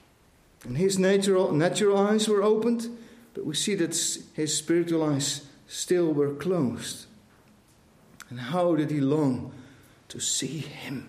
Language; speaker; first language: English; non-native, fluent; Dutch